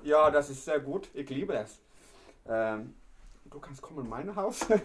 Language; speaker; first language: German; non-native, learner; English